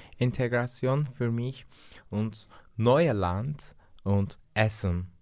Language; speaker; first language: German; non-native, learner; Turkish